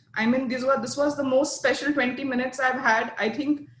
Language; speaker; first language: English; non-native, local second language; Hindi